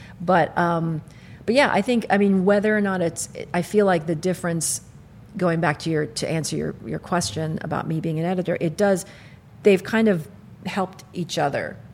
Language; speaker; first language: English; early bilingual, other home language; Arabic